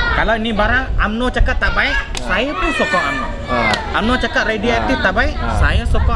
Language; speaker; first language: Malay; non-native, local second language; Cantonese